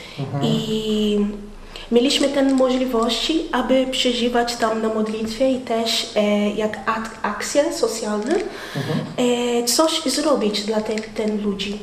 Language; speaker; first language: Polish; non-native, learner; Portuguese